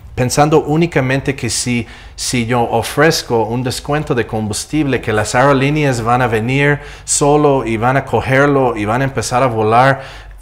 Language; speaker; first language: Spanish; non-native, fluent; English